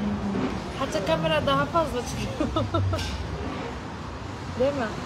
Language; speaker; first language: Turkish; non-native, learner; Arabic